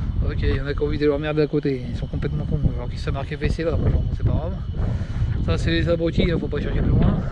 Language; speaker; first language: French; native; French